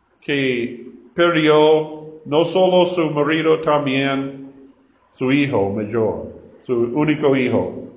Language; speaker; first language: Spanish; non-native, learner; English